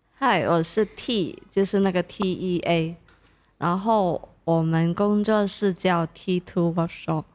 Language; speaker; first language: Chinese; non-native, local second language; Cantonese